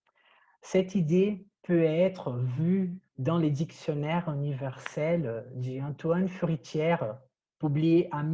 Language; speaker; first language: French; non-native, fluent; Portuguese